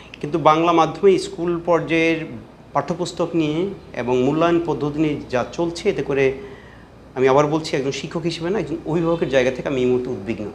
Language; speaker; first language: Bangla; native; Bangla